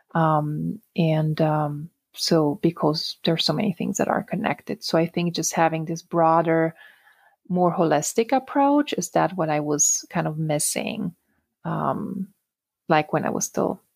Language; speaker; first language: English; non-native, fluent; Italian